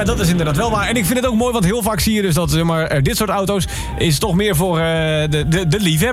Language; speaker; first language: Dutch; native; Dutch